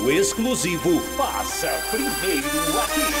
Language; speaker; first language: Portuguese; native; Portuguese